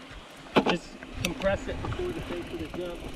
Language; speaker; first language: English; native; English